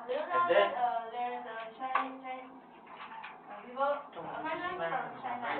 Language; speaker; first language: English; non-native, learner; Chinese